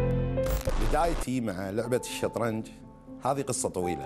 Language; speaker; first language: Arabic; native; Arabic